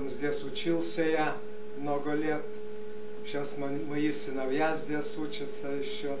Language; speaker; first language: Russian; non-native, local second language; Lithuanian